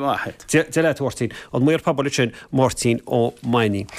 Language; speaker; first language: Irish; native; Irish